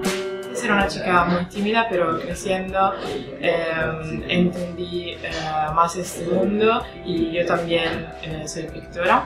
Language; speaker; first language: Spanish; non-native, fluent; Italian